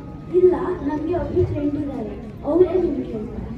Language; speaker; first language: Kannada; early bilingual, heritage; Kannada